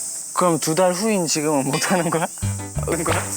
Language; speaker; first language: Korean; native; Korean